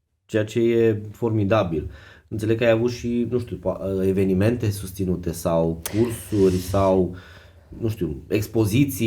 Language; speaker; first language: Romanian; native; Romanian